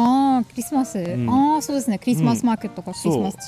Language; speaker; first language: Japanese; non-native, learner; German